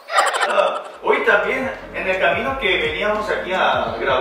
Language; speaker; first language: Spanish; non-native, fluent; Korean